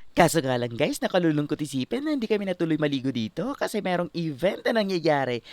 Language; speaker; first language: Filipino; non-native, local second language; Waray